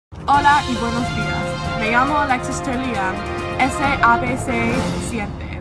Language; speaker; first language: Spanish; non-native, learner; English